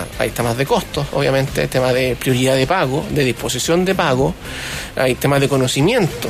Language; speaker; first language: Spanish; native; Spanish